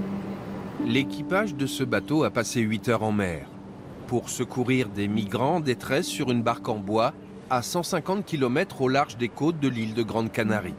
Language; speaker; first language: French; native; French